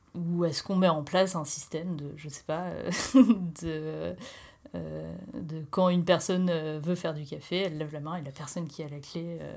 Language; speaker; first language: French; native; French